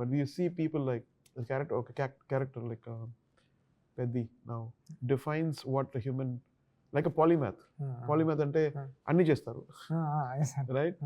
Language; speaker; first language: Telugu; non-native, learner; Tamil